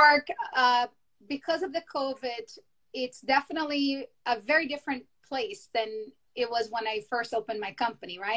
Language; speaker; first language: English; non-native, fluent; Portuguese